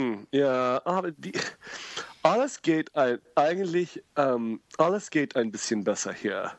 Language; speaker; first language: German; non-native, learner; English